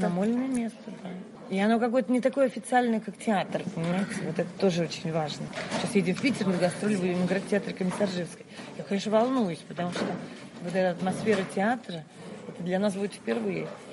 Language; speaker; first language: Russian; native; Russian